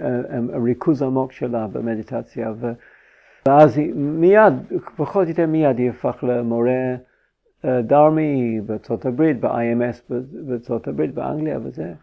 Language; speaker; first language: Hebrew; non-native, fluent; English